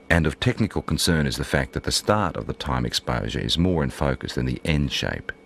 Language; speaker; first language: English; native; English